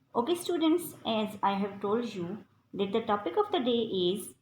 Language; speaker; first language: English; non-native, local second language; Urdu